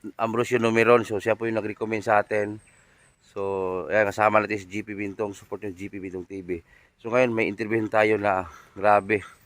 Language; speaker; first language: Filipino; non-native, local second language; Cebuano